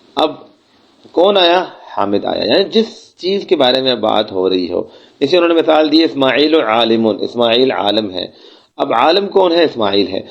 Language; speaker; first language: Urdu; non-native, local second language; Baluchi